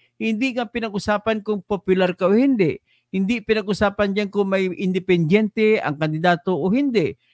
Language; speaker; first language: Filipino; non-native, local second language; Hiligaynon